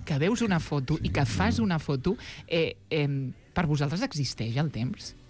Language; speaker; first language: Catalan; native; Catalan